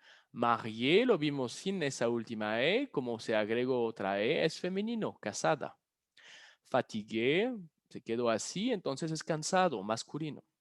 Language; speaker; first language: Spanish; non-native, fluent; French